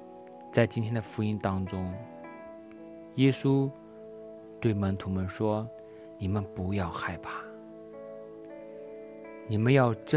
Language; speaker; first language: Chinese; native; Chinese